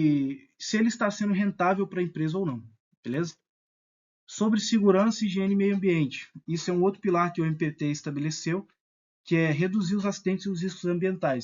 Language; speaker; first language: Portuguese; native; Portuguese